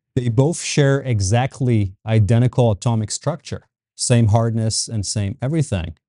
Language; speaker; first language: English; non-native, fluent; Hebrew